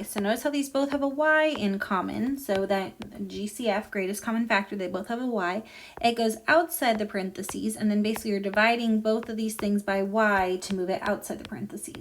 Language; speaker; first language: English; native; English